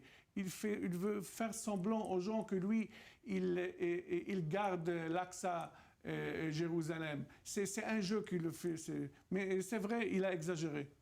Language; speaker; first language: French; non-native, fluent; Arabic